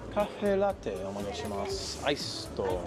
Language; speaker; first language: Japanese; non-native, learner; English